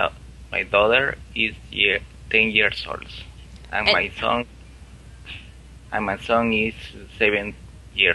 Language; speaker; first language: English; non-native, learner; Spanish